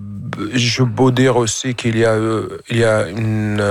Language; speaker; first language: French; non-native, fluent; Arabic